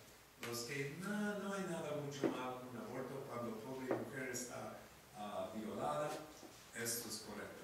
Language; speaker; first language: Spanish; non-native, fluent; English